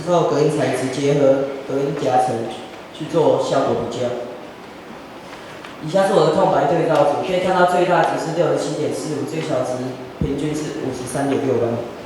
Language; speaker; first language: Chinese; native; Chinese